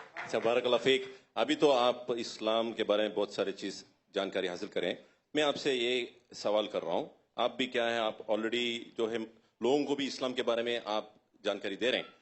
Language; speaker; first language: Hindi; non-native, local second language; Tamil